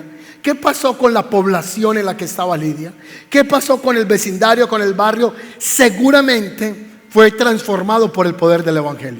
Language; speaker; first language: Spanish; native; Spanish